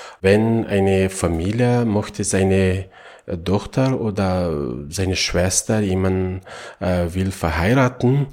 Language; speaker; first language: German; non-native, learner; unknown